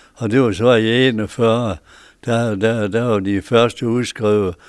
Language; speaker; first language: Danish; native; Danish